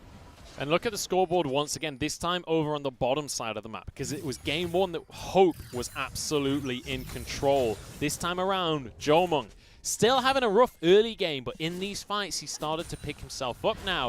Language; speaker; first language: English; native; English